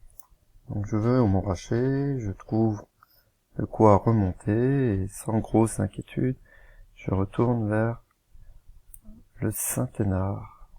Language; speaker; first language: French; native; French